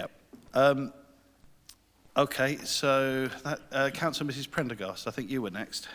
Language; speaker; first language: English; native; English